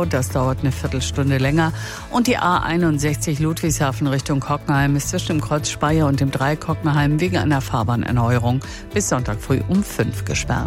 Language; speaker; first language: German; native; German